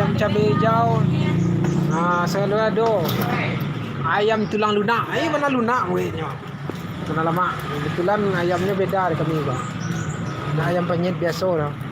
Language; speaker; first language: Indonesian; non-native, local second language; Minangkabau